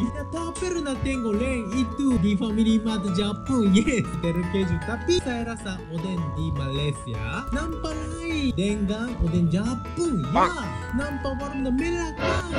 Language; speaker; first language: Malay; non-native, learner; Japanese